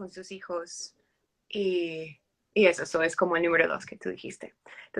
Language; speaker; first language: Spanish; early bilingual, heritage; English